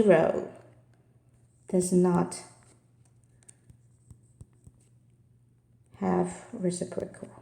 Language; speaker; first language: English; non-native, fluent; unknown